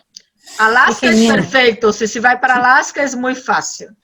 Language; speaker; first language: Spanish; non-native, learner; Portuguese